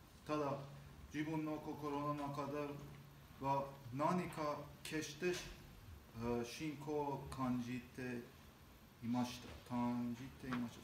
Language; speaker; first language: Japanese; non-native, learner; Armenian